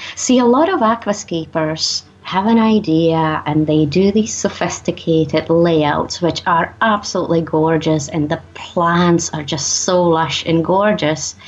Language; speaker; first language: English; non-native, fluent; Czech